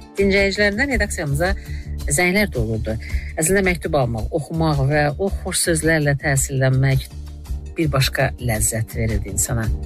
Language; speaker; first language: Azerbaijani; native; Azerbaijani